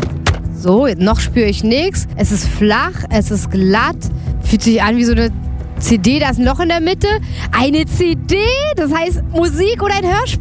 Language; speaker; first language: German; native; German